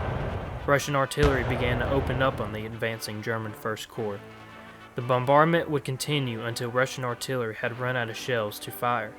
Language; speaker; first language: English; native; English